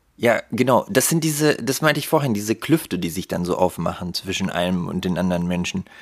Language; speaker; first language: German; early bilingual, other home language; Russian